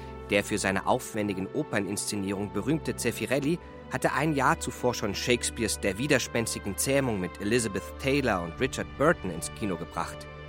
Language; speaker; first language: German; native; German